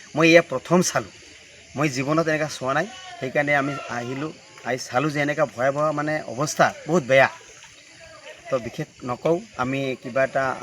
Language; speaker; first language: Assamese; non-native, local second language; Bangla